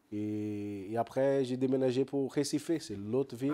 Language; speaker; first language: French; non-native, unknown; Portuguese